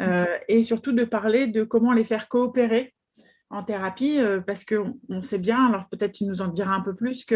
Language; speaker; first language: French; native; French